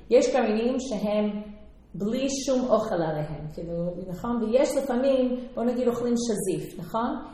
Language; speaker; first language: Hebrew; non-native, fluent; English